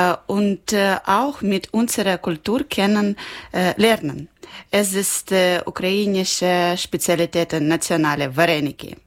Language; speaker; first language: German; non-native, learner; Ukrainian